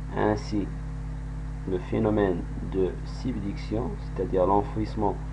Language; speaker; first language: French; non-native, local second language; Arabic